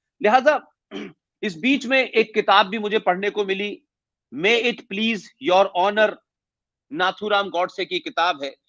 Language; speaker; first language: Hindi; native; Hindi